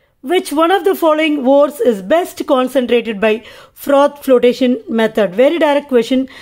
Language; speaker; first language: English; non-native, local second language; Tamil